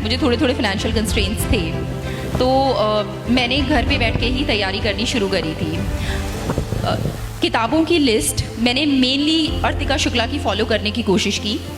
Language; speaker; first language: Hindi; native; Hindi